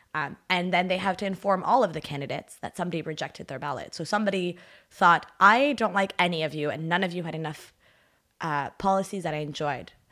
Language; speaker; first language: English; non-native, fluent; French